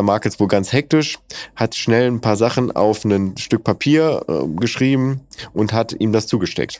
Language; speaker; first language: German; native; German